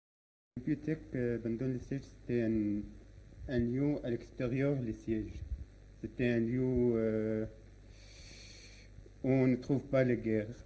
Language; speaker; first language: French; non-native, learner; Arabic